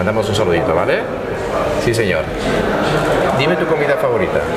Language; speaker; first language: Spanish; native; Spanish